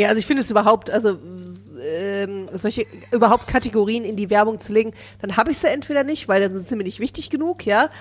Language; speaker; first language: German; native; German